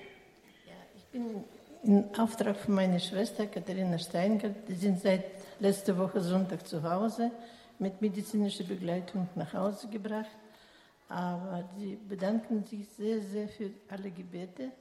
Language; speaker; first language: German; non-native, learner; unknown